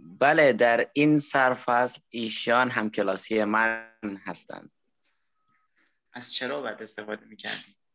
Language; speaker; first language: Persian; non-native, fluent; Indonesian